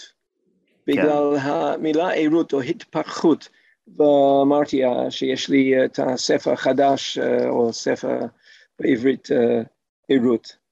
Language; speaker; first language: Hebrew; non-native, fluent; English